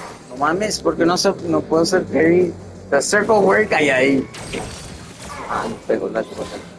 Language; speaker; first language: Spanish; native; Spanish